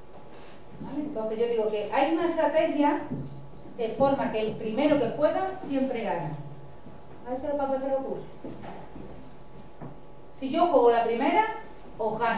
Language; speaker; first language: Spanish; native; Spanish